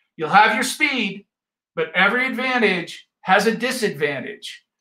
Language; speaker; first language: English; native; English